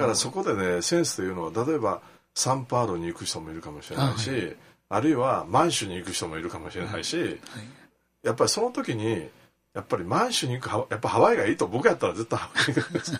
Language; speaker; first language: Japanese; native; Japanese